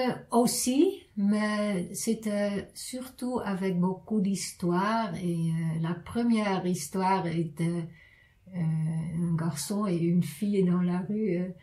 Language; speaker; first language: French; non-native, fluent; Dutch